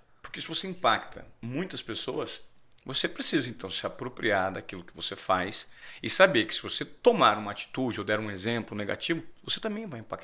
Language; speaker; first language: Portuguese; native; Portuguese